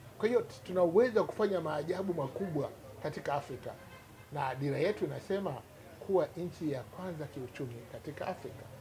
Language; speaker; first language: Swahili; native; Swahili